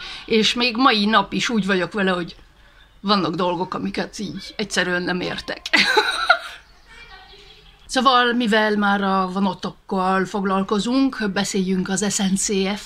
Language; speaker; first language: Hungarian; early bilingual, heritage; Hungarian